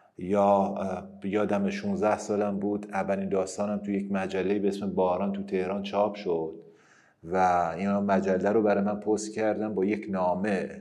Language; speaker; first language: Persian; non-native, local second language; Kurdish